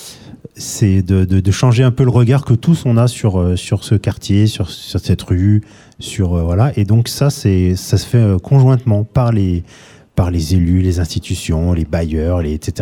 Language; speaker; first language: French; native; French